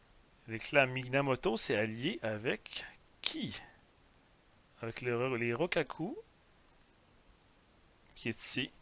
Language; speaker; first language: French; native; French